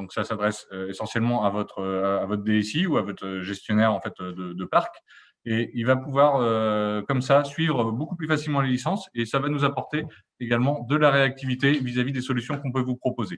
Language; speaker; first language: French; native; French